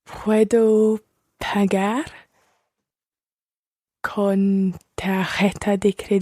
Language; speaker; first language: Spanish; non-native, learner; English